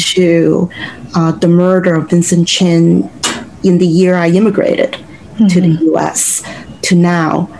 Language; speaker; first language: English; non-native, local second language; Cantonese